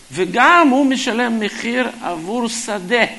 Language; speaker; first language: Hebrew; non-native, fluent; Russian